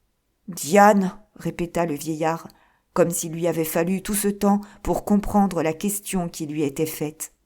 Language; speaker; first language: French; native; French